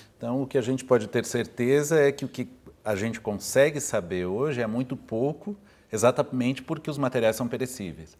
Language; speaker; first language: Portuguese; native; Portuguese